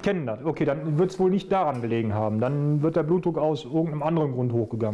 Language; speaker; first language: German; native; German